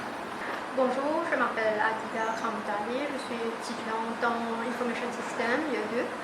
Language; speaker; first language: French; non-native, local second language; Morisyen